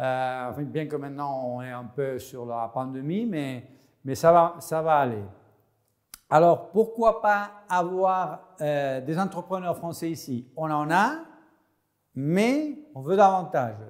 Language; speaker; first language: French; non-native, fluent; Spanish